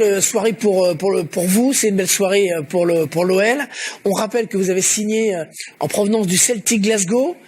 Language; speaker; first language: French; native; French